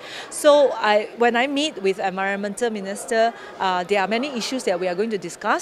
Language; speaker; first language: English; non-native, local second language; Chinese